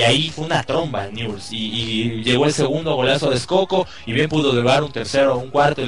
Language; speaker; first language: Spanish; native; Spanish